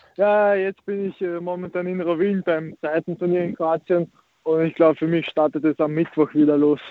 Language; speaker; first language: German; early bilingual, other home language; Croatian